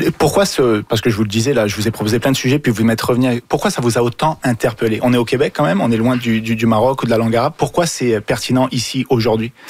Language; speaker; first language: French; early bilingual, other home language; Arabic